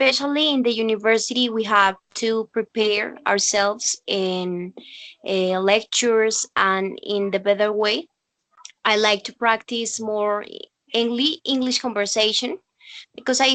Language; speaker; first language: English; non-native, learner; Spanish